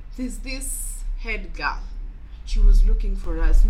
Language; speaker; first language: English; non-native, local second language; Luo (Kenya and Tanzania)